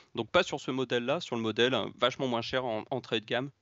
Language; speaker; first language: French; native; French